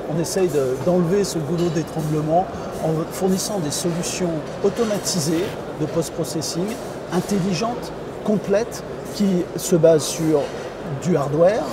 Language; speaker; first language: French; native; French